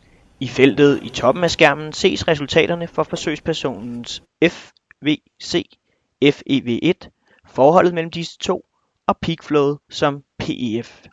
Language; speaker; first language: Danish; native; Danish